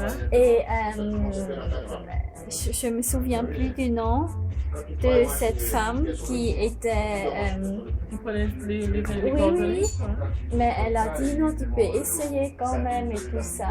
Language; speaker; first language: French; non-native, fluent; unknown